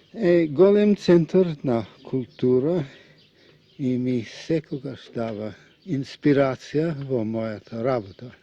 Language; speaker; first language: Macedonian; non-native, fluent; Russian